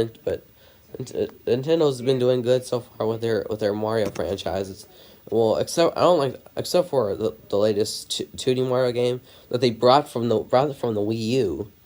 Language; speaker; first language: English; native; English